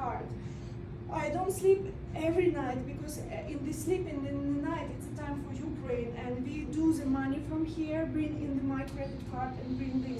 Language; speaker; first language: English; non-native, learner; Russian